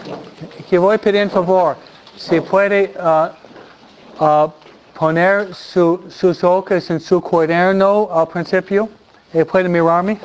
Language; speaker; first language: Spanish; non-native, fluent; English